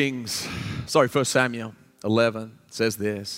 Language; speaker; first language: English; native; English